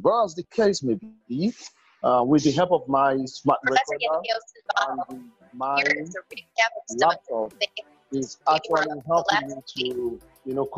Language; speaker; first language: English; non-native, local second language; Igbo